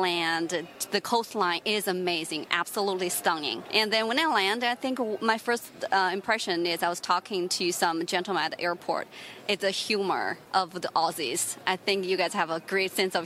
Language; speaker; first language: English; non-native, fluent; Chinese